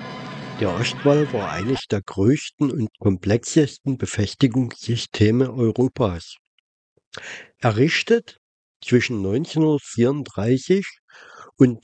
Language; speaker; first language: German; native; German